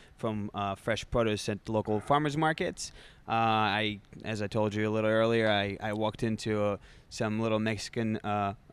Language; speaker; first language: English; non-native, fluent; Russian